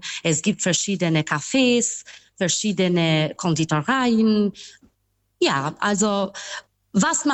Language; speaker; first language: German; non-native, fluent; Albanian